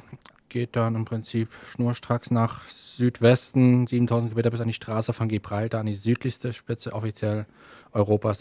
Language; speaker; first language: German; native; German